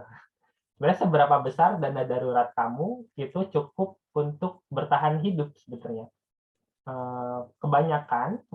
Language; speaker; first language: Indonesian; native; Indonesian